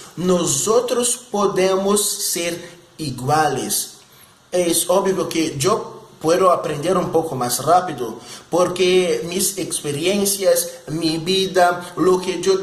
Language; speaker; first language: Spanish; non-native, fluent; Portuguese